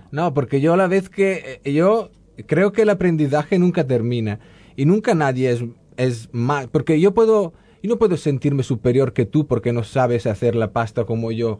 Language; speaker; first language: Spanish; non-native, fluent; Italian